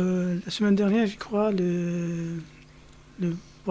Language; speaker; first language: French; non-native, learner; Arabic